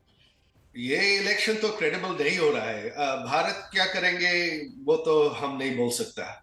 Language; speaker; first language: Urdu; non-native, fluent; Bangla